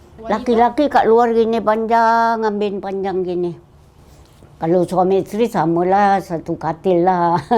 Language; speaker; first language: Malay; non-native, local second language; Madurese